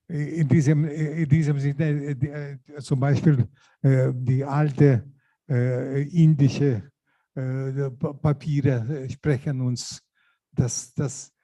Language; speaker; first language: German; non-native, learner; Lithuanian